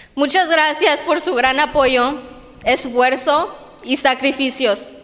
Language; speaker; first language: Spanish; early bilingual, heritage; Spanish